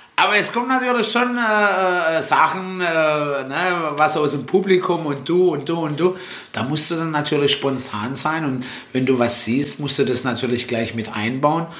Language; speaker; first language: German; early bilingual, other home language; Italian